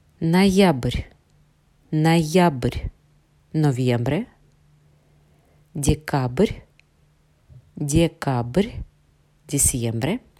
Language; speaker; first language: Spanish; non-native, fluent; Russian